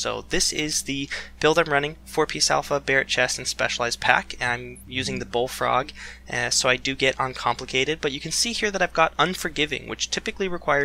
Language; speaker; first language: English; native; English